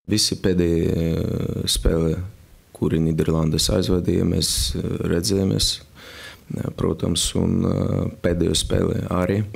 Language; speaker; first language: Latvian; non-native, local second language; Russian